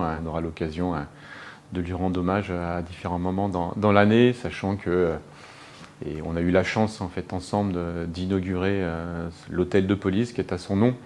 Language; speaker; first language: French; native; French